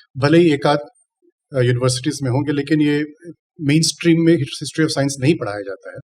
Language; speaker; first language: Hindi; non-native, local second language; Tamil